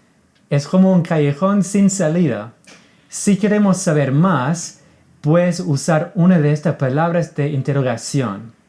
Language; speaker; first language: Spanish; non-native, fluent; English